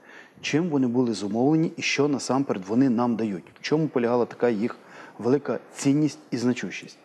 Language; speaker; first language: Ukrainian; native; Ukrainian